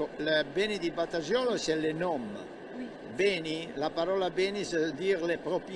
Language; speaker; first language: French; non-native, learner; Italian